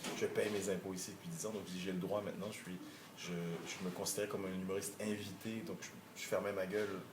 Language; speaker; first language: French; native; French